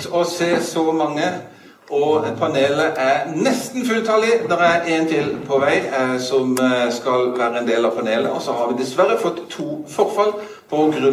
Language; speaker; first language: Norwegian; native; Norwegian